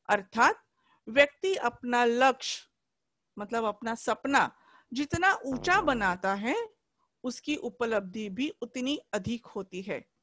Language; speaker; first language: Hindi; non-native, local second language; Marathi